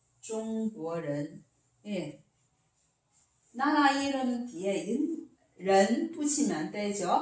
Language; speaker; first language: Korean; non-native, learner; Chinese